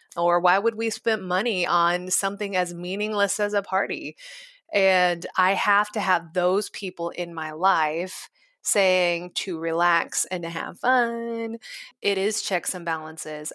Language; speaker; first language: English; native; English